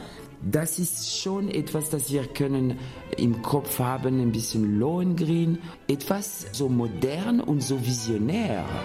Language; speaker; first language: German; non-native, fluent; French